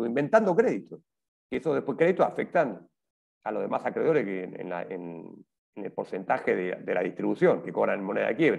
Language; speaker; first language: Spanish; native; Spanish